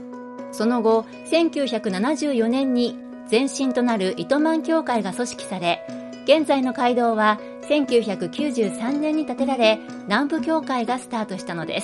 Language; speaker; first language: Japanese; native; Japanese